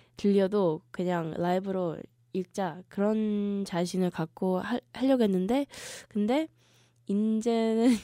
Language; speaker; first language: Korean; early bilingual, heritage; Korean